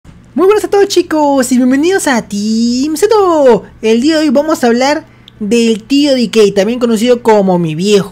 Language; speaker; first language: Spanish; native; Spanish